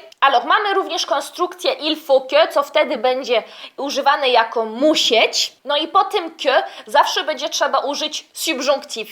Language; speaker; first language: Polish; early bilingual, heritage; Polish